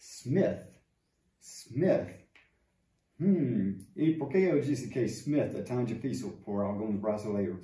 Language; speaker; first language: Portuguese; non-native, fluent; English